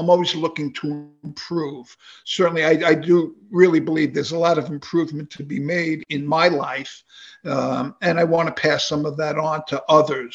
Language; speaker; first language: English; native; English